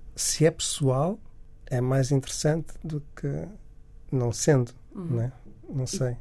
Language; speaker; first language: Portuguese; native; Portuguese